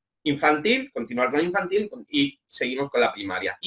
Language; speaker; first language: Spanish; native; Spanish